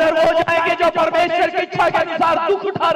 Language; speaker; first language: Hindi; native; Hindi